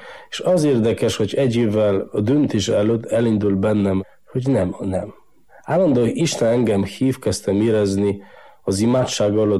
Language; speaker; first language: Hungarian; non-native, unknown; Polish